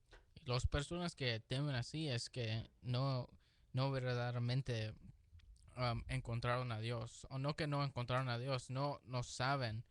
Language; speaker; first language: Spanish; early bilingual, heritage; Spanish